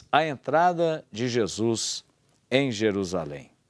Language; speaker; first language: Portuguese; native; Portuguese